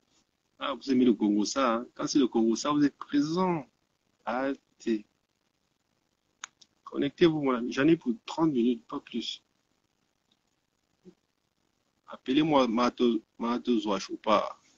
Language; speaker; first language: French; native; French